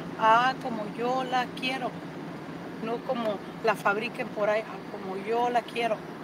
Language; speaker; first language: Spanish; early bilingual, heritage; Spanish